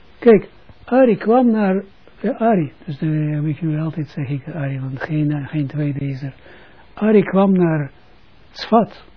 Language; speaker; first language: Dutch; non-native, fluent; Russian